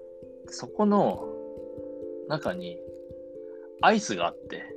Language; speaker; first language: Japanese; native; Japanese